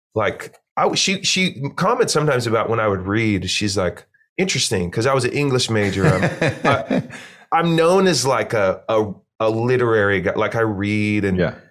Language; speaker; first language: English; native; English